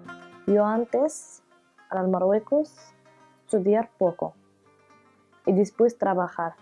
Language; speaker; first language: Spanish; non-native, learner; Arabic